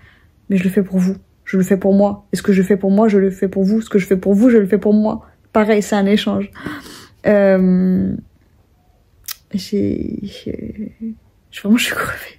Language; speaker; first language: French; native; French